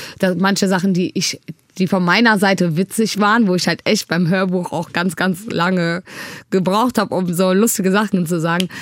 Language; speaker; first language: German; early bilingual, other home language; Tigrinya